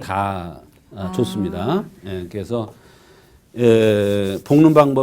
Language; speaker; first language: Korean; native; Korean